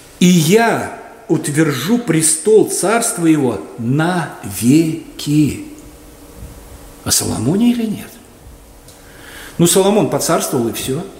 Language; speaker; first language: Russian; native; Russian